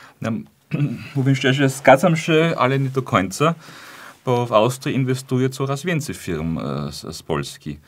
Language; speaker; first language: Polish; non-native, fluent; German